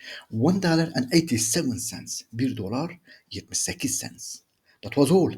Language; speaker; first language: English; non-native, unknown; Turkish